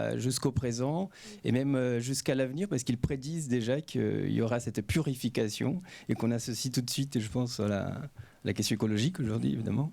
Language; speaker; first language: French; native; French